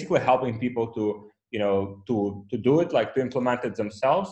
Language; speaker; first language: English; non-native, fluent; Ukrainian